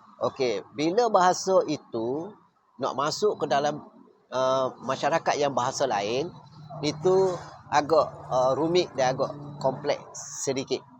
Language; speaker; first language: Malay; native; Malay